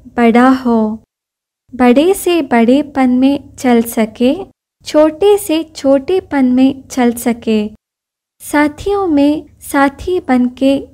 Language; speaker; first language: Hindi; non-native, local second language; Kannada